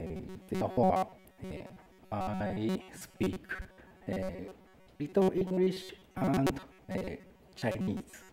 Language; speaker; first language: English; non-native, learner; Japanese